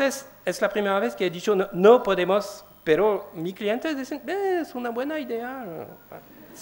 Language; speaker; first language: Spanish; non-native, learner; French